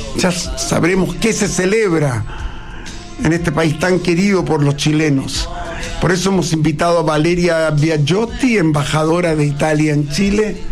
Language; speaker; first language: Spanish; native; Spanish